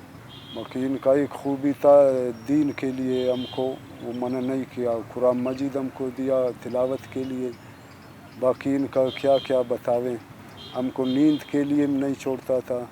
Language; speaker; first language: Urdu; non-native, local second language; Baluchi